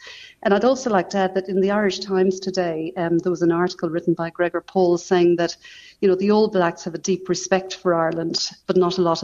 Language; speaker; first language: English; native; English